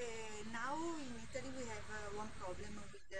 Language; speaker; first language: English; non-native, learner; Italian